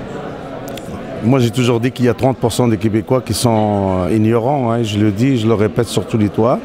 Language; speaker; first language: French; non-native, local second language; Arabic